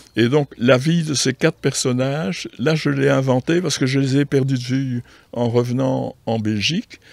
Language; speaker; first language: French; native; French